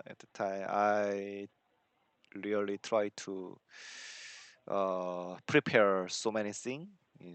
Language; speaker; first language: English; non-native, learner; Korean